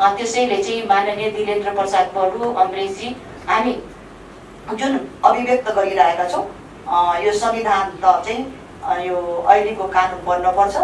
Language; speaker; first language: Nepali; native; Nepali